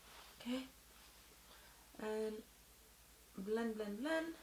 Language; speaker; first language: English; non-native, fluent; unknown